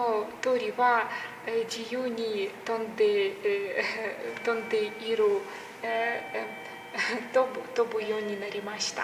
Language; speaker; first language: Japanese; non-native, learner; Ukrainian